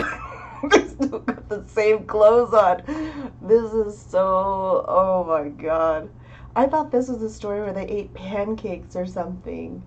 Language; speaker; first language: English; native; English